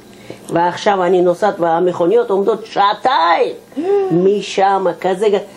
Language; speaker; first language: Hebrew; non-native, fluent; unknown